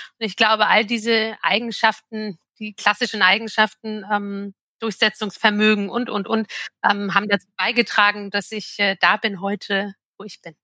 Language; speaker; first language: German; early bilingual, other home language; Turkish